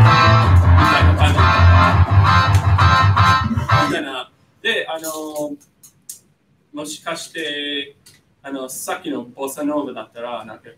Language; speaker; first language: Japanese; non-native, fluent; English